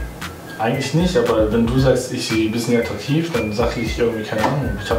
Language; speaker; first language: German; native; German